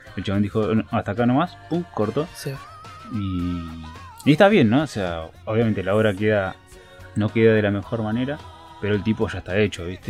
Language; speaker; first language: Spanish; native; Spanish